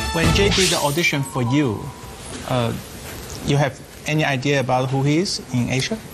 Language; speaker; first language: English; non-native, fluent; Chinese